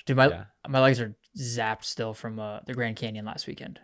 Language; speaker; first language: English; native; English